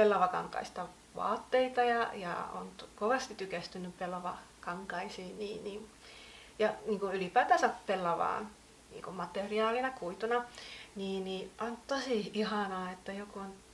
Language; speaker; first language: Finnish; native; Finnish